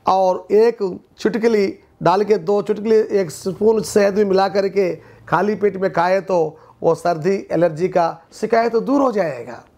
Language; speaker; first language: Hindi; non-native, local second language; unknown